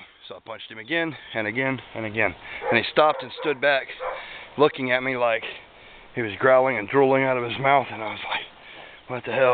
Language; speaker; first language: English; native; English